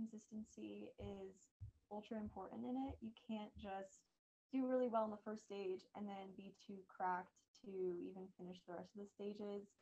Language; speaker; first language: English; native; English